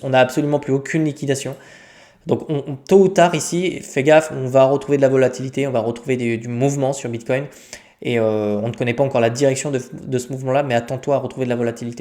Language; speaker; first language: French; native; French